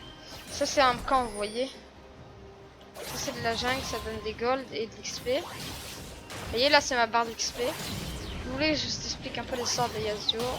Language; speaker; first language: French; native; French